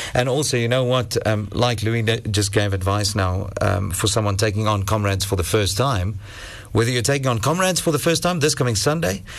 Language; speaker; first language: English; non-native, local second language; Afrikaans